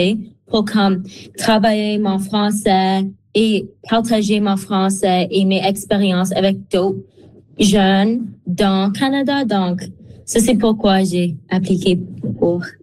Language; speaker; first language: French; non-native, local second language; English